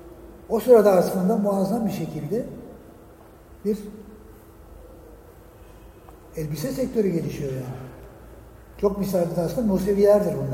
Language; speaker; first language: Turkish; native; Turkish